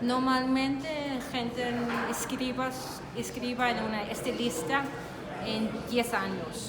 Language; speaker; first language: Spanish; non-native, learner; Danish